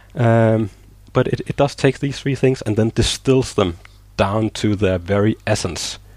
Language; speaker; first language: English; non-native, fluent; Danish